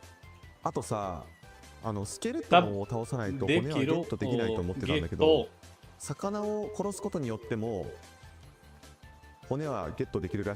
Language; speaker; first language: Japanese; native; Japanese